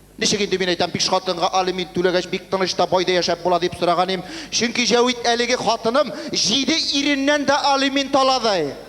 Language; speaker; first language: Tatar; native; Tatar